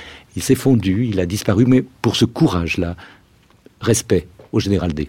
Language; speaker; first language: French; native; French